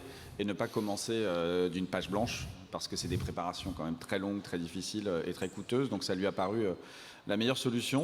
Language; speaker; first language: French; native; French